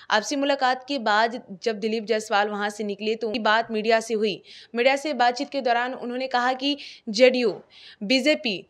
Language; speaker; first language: Hindi; native; Hindi